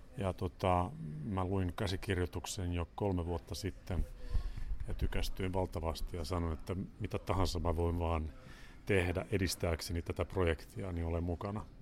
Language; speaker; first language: Finnish; non-native, local second language; Swedish